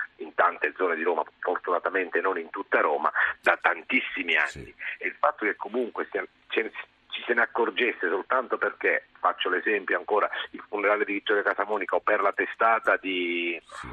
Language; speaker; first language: Italian; native; Italian